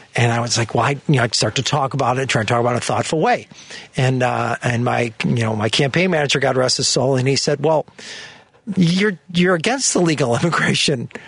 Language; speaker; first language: English; native; English